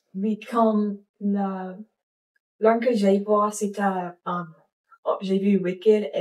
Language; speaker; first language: French; non-native, learner; English